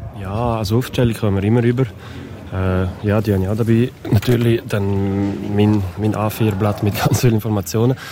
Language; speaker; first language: German; non-native, local second language; French